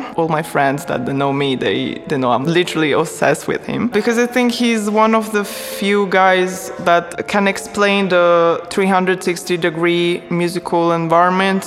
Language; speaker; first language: English; non-native, fluent; Italian